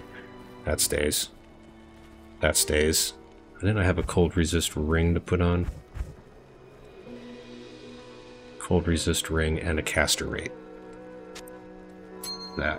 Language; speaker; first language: English; native; English